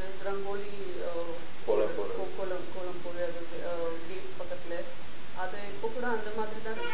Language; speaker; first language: Tamil; non-native, learner; Gujarati